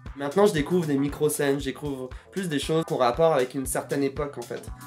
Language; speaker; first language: French; native; French